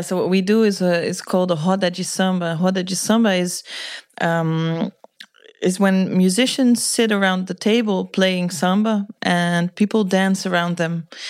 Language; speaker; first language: English; non-native, fluent; Dutch